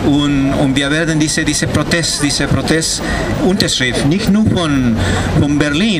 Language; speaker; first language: German; non-native, fluent; Spanish